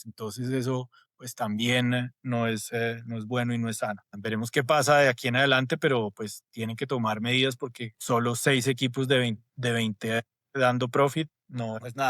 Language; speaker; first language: Spanish; native; Spanish